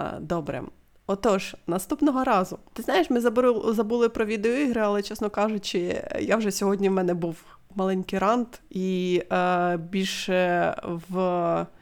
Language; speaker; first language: Ukrainian; non-native, local second language; Russian